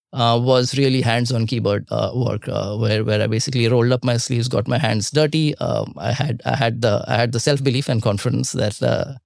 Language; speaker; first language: English; non-native, local second language; Marathi